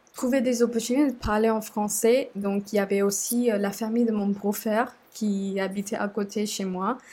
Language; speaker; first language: French; non-native, fluent; Sinhala